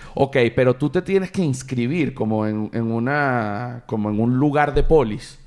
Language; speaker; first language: Spanish; native; Spanish